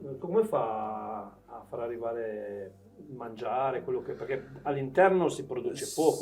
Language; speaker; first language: Italian; native; Italian